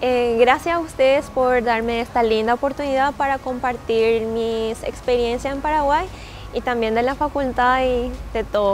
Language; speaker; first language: Spanish; non-native, fluent; Japanese